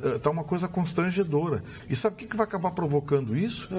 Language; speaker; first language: Portuguese; native; Portuguese